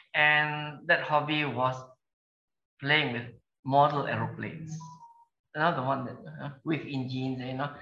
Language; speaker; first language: English; non-native, local second language; Malay